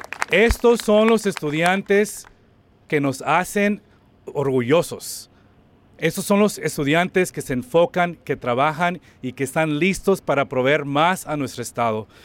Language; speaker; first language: Spanish; early bilingual, heritage; Spanish